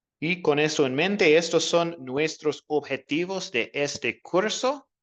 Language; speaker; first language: Spanish; non-native, learner; English